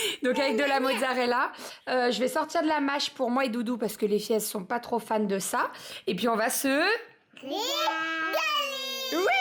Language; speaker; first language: French; native; French